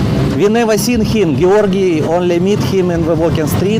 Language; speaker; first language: English; non-native, learner; Russian